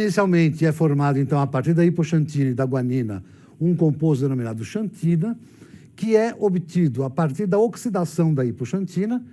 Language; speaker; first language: Portuguese; native; Portuguese